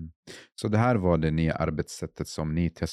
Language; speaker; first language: Swedish; non-native, fluent; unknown